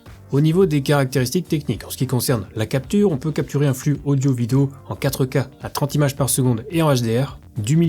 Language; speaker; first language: French; native; French